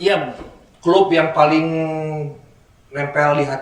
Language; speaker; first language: Indonesian; native; Indonesian